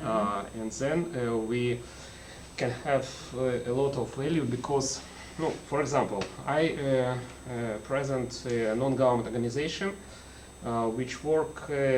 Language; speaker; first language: English; non-native, learner; Russian